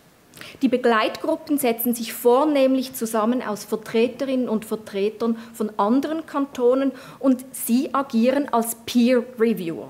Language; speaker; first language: German; native; German